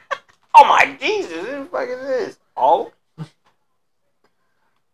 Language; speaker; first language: English; native; English